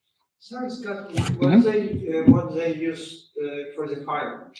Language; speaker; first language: English; non-native, fluent; Ukrainian